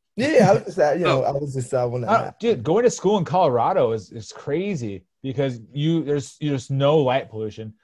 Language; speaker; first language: English; native; English